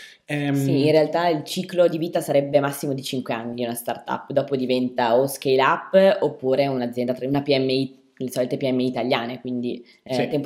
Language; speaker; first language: Italian; native; Italian